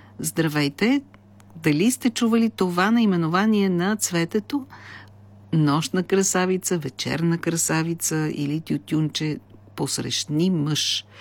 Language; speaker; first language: Bulgarian; native; Bulgarian